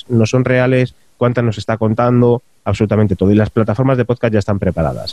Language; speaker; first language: Spanish; native; Spanish